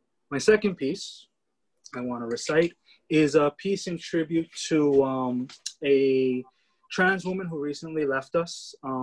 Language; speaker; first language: English; native; English